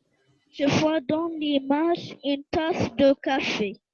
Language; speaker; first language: French; non-native, learner; Arabic